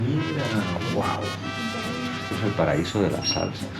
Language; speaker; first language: Spanish; native; Spanish